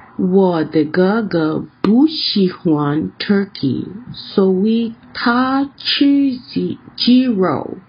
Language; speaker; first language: Chinese; non-native, learner; English